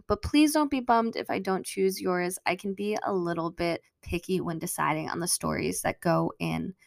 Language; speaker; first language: English; native; English